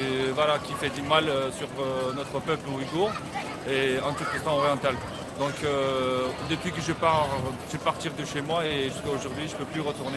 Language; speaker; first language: French; non-native, learner; Uyghur